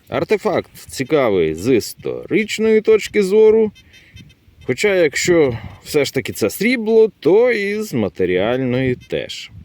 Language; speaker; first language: Ukrainian; native; Ukrainian